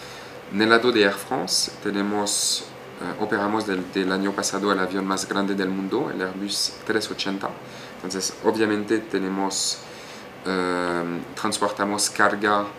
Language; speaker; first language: Spanish; non-native, fluent; French